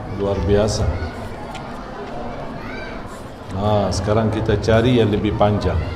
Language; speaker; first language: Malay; non-native, fluent; Arabic